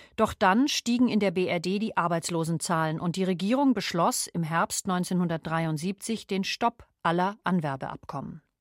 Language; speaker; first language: German; native; German